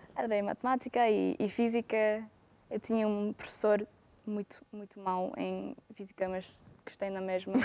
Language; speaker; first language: Portuguese; non-native, fluent; English